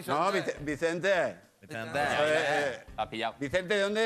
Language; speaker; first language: Spanish; native; Spanish